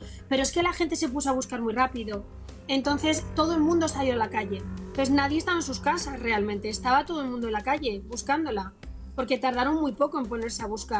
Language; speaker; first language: Spanish; native; Spanish